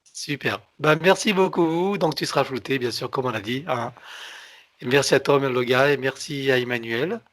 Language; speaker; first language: French; native; French